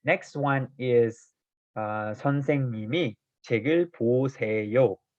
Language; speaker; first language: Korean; non-native, fluent; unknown